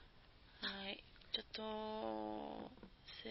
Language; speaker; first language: Japanese; non-native, learner; Spanish